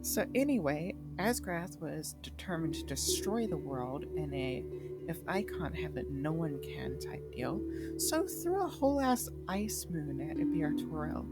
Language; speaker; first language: English; native; English